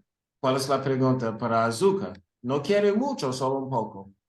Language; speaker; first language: Spanish; non-native, learner; English